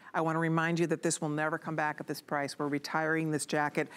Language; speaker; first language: English; native; English